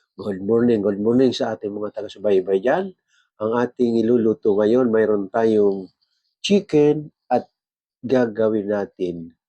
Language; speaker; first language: Filipino; non-native, local second language; Bikol